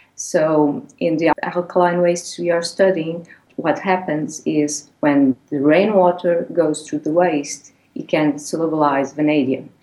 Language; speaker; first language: English; non-native, fluent; Portuguese